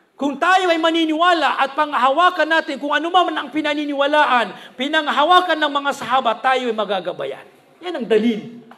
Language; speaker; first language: Filipino; non-native, local second language; Maranao